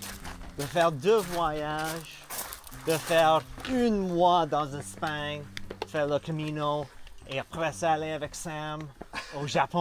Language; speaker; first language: French; non-native, learner; English